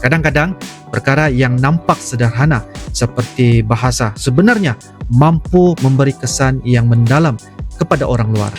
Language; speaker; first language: Malay; native; Malay